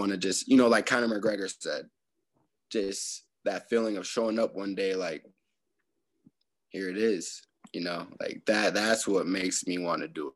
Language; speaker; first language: English; native; English